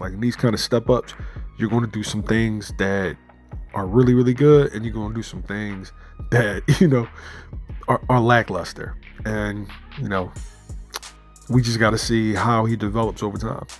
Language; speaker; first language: English; native; English